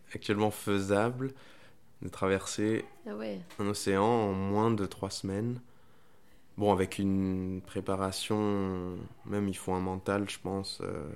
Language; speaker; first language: French; non-native, fluent; Spanish